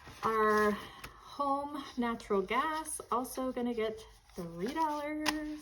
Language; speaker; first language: English; native; English